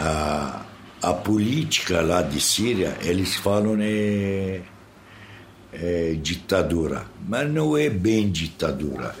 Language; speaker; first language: Portuguese; non-native, fluent; Arabic